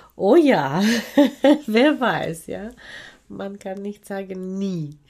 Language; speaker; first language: German; non-native, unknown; Ukrainian